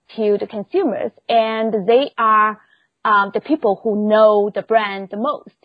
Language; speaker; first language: English; non-native, fluent; Chinese